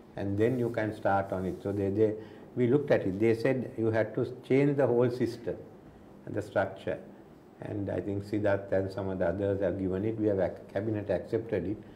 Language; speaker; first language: English; non-native, local second language; Sinhala